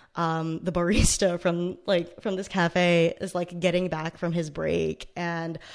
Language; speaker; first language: English; native; English